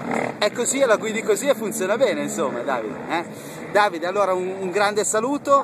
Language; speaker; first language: Italian; native; Italian